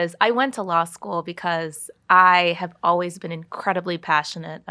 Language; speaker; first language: English; native; English